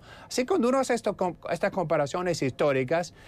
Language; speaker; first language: Spanish; native; Spanish